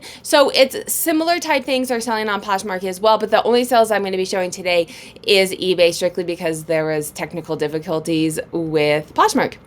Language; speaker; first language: English; native; English